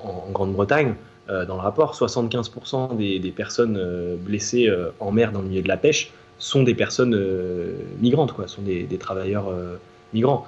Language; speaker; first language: French; native; French